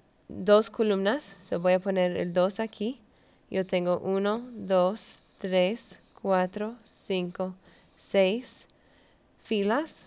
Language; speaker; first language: Spanish; early bilingual, heritage; Spanish